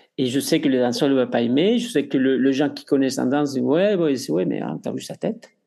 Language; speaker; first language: French; non-native, fluent; Spanish